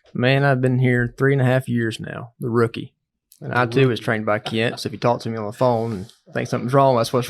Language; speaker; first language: English; native; English